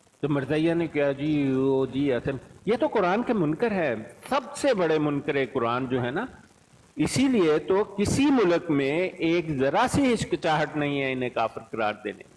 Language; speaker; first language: Urdu; non-native, local second language; Punjabi